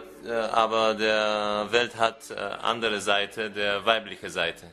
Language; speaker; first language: German; non-native, learner; Bulgarian